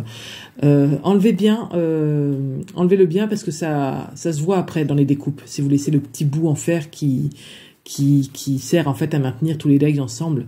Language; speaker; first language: French; native; French